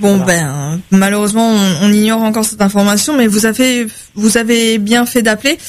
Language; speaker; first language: French; native; French